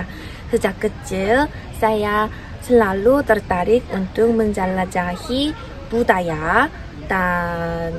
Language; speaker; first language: Indonesian; non-native, learner; Korean